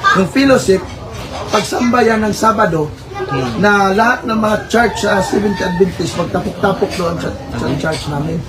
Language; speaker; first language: Filipino; non-native, local second language; Cebuano